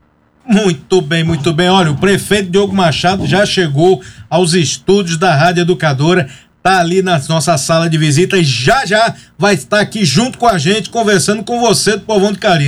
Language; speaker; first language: Portuguese; native; Portuguese